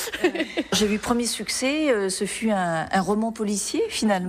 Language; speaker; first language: French; native; French